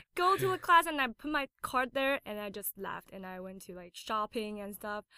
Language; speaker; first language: English; non-native, fluent; Chinese